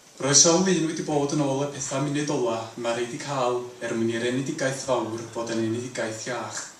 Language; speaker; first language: Welsh; native; Welsh